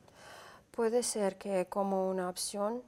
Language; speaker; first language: Spanish; non-native, fluent; Uzbek